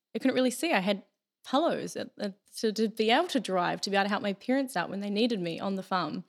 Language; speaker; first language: English; native; English